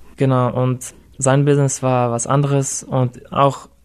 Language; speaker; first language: German; non-native, fluent; Russian